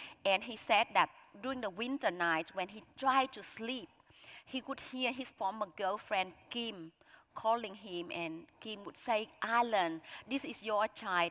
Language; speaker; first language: English; non-native, fluent; Vietnamese